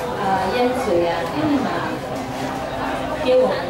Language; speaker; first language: Chinese; non-native, local second language; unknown